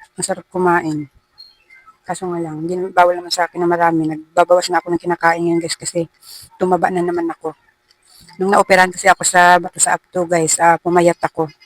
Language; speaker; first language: Filipino; non-native, local second language; Cebuano